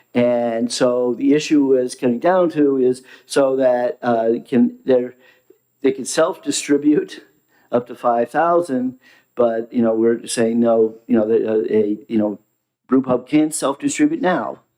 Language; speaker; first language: English; native; English